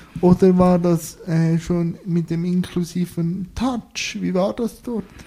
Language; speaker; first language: German; native; German